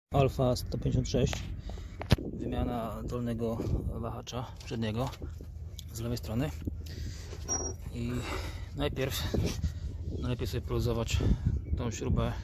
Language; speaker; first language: Polish; native; Polish